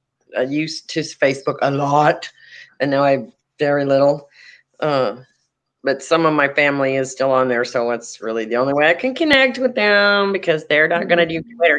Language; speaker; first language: English; native; English